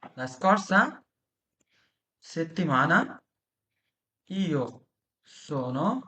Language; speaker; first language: Italian; non-native, fluent; Bangla